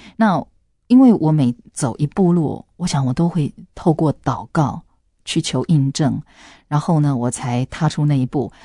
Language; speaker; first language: Chinese; non-native, local second language; Hakka Chinese